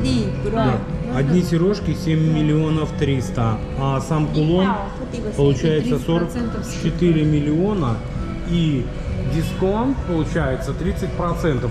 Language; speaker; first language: Russian; native; Russian